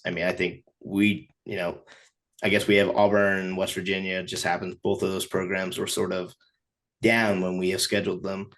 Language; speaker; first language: English; native; English